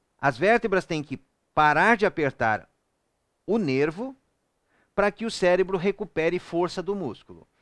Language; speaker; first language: Portuguese; native; Portuguese